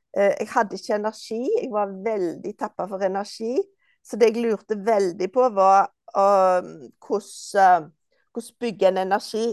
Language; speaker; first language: Norwegian; native; Norwegian